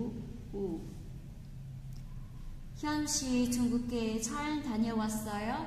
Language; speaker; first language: Korean; non-native, fluent; Vietnamese